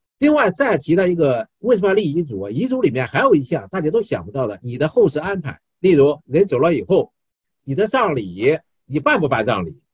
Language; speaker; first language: Chinese; native; Chinese